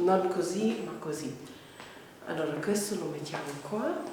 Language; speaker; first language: Italian; non-native, fluent; German